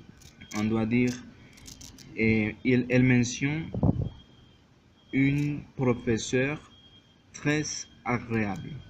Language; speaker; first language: French; non-native, learner; Spanish